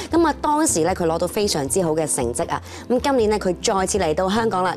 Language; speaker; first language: Cantonese; native; Cantonese